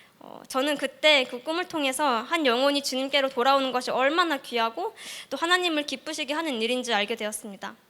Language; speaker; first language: Korean; early bilingual, heritage; Korean